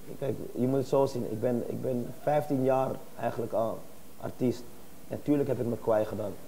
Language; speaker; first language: Dutch; native; Dutch